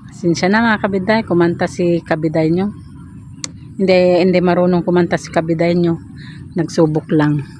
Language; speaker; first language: Filipino; non-native, local second language; Iloko